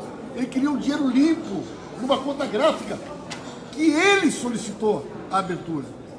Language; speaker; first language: Portuguese; native; Portuguese